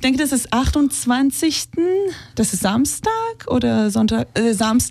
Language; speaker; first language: German; non-native, fluent; Hebrew